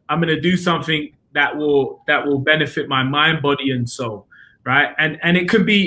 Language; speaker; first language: English; native; English